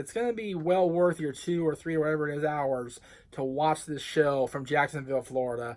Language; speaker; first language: English; native; English